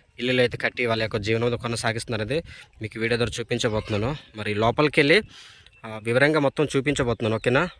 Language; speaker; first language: Telugu; non-native, local second language; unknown